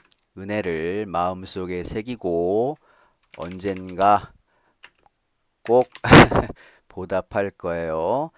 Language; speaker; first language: Korean; native; Korean